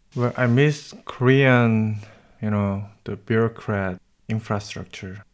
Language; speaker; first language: English; non-native, learner; Korean